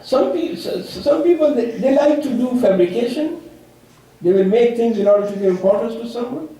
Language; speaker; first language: English; non-native, local second language; Urdu